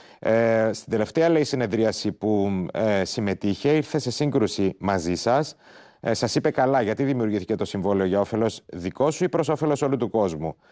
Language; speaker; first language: Greek; native; Greek